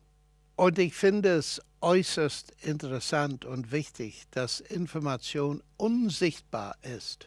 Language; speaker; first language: German; non-native, fluent; English